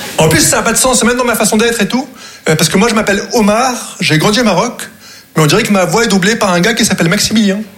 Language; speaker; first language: French; non-native, local second language; Arabic